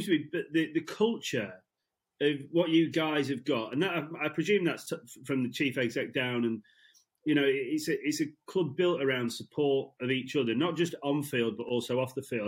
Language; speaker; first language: English; native; English